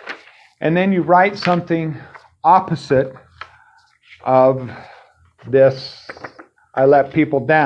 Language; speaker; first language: English; native; English